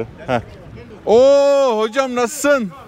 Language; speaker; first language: Turkish; native; Turkish